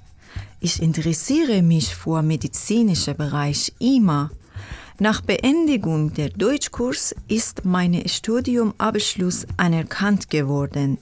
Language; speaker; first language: German; non-native, learner; Persian